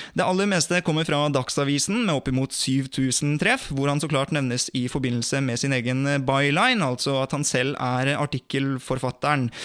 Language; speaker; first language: Norwegian; native; Norwegian